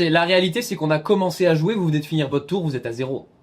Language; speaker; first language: French; native; French